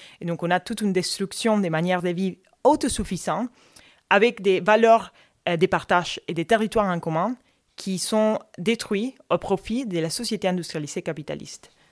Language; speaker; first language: French; non-native, fluent; Spanish